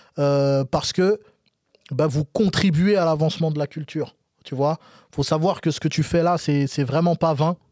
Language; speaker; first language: French; native; French